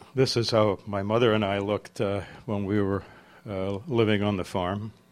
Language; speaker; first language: English; early bilingual, other home language; Czech